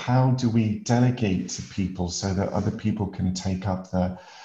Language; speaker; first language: English; native; English